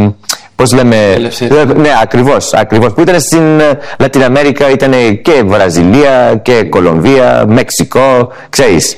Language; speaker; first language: Greek; early bilingual, heritage; English